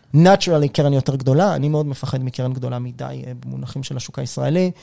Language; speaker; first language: Hebrew; native; Hebrew